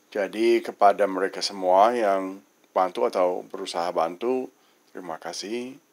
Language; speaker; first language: Indonesian; non-native, fluent; English